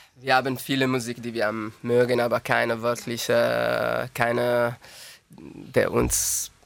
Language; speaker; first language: German; non-native, learner; Italian